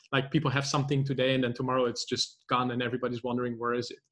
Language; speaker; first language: English; non-native, fluent; Dutch